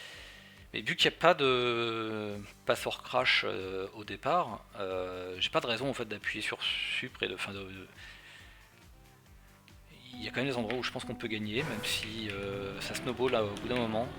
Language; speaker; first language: French; native; French